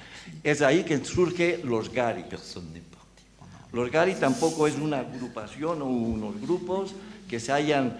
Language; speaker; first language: Spanish; native; Spanish